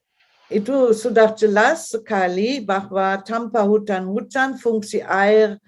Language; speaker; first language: Indonesian; non-native, fluent; German